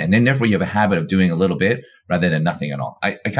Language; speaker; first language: English; native; English